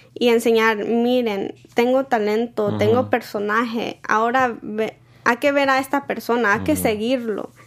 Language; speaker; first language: Spanish; early bilingual, heritage; Spanish